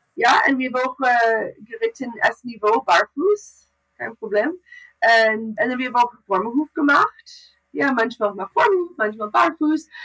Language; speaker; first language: German; non-native, learner; English